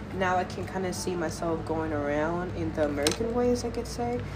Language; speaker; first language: English; non-native, fluent; Spanish